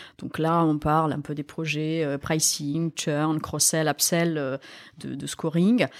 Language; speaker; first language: French; non-native, fluent; Romanian